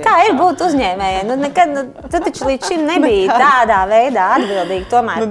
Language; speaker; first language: Latvian; native; Latvian